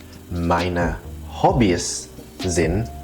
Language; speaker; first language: German; non-native, fluent; Indonesian